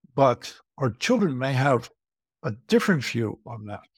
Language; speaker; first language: English; native; English